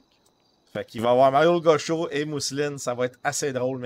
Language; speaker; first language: French; native; French